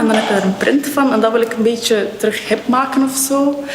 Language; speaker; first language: Dutch; native; Dutch